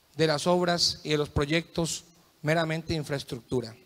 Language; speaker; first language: Spanish; native; Spanish